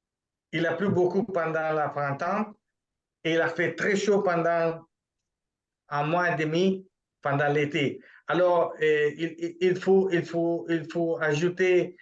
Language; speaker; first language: French; non-native, fluent; Italian